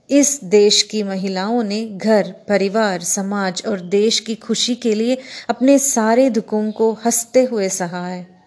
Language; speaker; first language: Hindi; non-native, local second language; Kannada